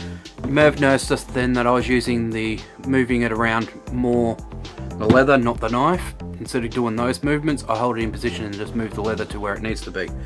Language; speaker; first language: English; native; English